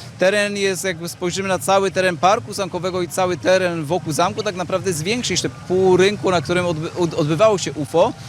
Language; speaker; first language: Polish; native; Polish